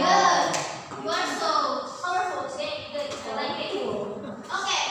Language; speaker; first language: English; non-native, learner; Indonesian